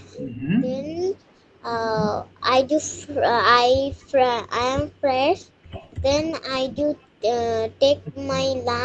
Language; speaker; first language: English; non-native, learner; Bangla